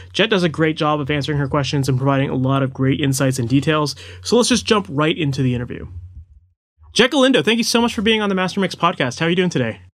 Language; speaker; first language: English; native; English